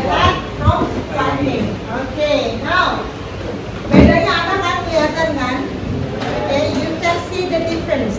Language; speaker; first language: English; non-native, fluent; Indonesian